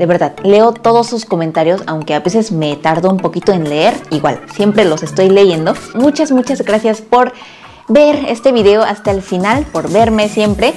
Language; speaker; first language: Spanish; early bilingual, other home language; Korean